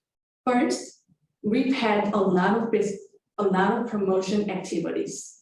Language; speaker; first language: English; non-native, fluent; Korean